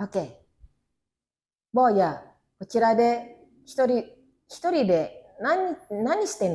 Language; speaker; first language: Japanese; non-native, fluent; Indonesian